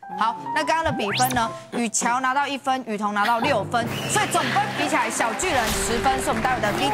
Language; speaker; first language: Chinese; native; Chinese